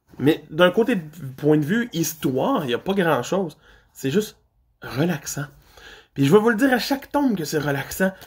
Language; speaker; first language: French; native; French